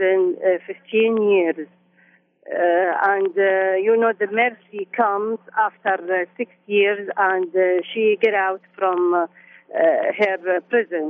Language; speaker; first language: English; non-native, learner; Arabic